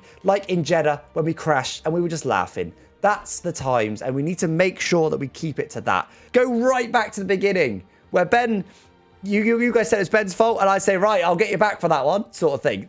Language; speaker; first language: English; native; English